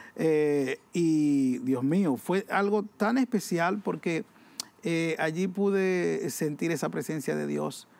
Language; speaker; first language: Spanish; native; Spanish